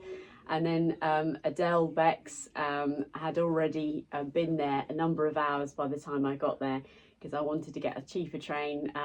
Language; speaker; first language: English; native; English